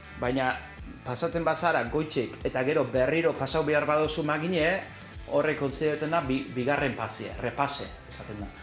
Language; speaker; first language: Basque; non-native, fluent; English